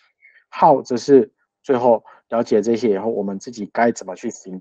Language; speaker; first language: Chinese; native; Chinese